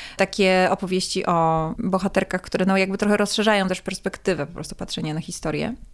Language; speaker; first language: Polish; native; Polish